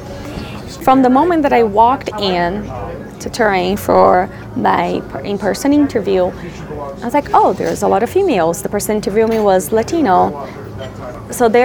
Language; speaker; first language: English; non-native, fluent; Portuguese